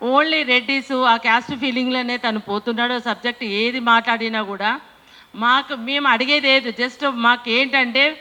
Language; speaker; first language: Telugu; non-native, local second language; Lambadi